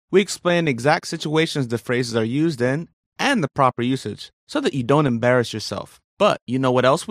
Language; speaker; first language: English; native; English